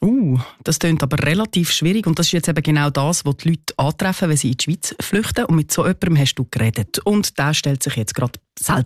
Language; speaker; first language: German; native; German